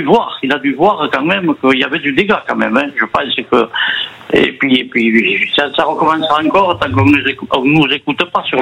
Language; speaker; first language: French; native; French